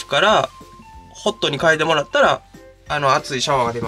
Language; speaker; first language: Japanese; native; Japanese